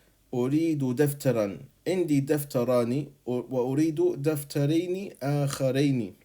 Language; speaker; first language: Arabic; non-native, fluent; English